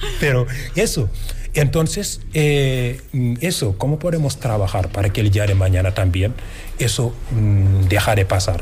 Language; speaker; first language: Spanish; non-native, fluent; Wolof